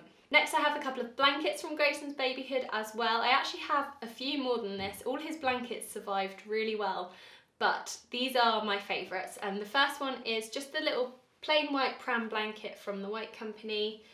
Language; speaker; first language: English; native; English